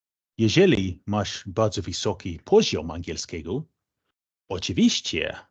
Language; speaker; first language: Polish; non-native, fluent; English